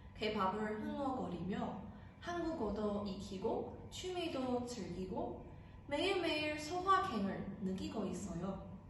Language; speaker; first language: Korean; non-native, fluent; Chinese